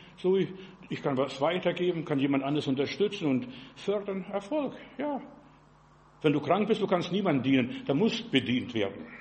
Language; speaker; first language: German; non-native, fluent; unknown